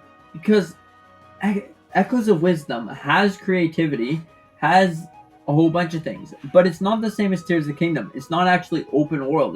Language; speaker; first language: English; native; English